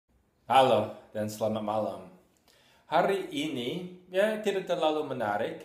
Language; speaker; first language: Indonesian; non-native, fluent; English